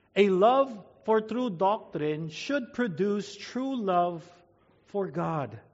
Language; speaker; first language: English; non-native, local second language; Filipino